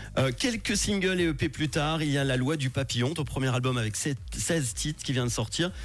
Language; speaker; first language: French; native; French